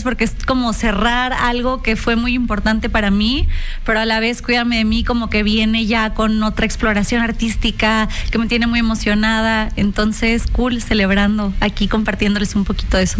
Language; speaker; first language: Spanish; native; Spanish